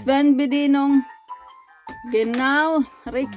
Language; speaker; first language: German; non-native, learner; Filipino